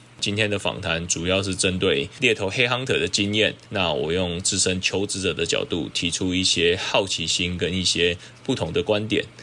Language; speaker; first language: Chinese; native; Chinese